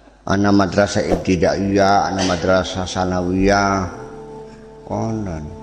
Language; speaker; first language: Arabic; non-native, fluent; Javanese